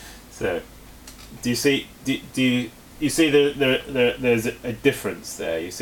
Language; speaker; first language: English; native; English